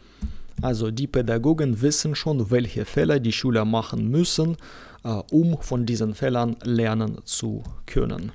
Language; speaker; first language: German; non-native, fluent; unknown